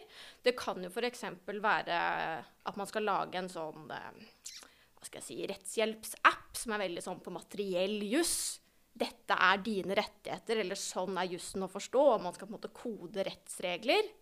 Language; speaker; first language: Norwegian; native; Norwegian